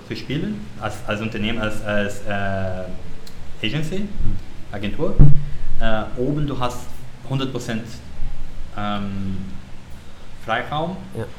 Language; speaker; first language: German; non-native, learner; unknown